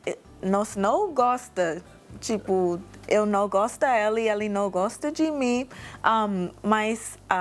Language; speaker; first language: Portuguese; non-native, learner; English